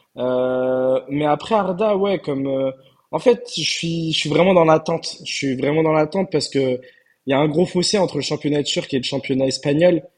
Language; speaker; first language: French; early bilingual, other home language; Turkish